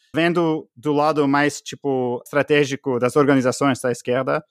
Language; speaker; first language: Portuguese; non-native, fluent; English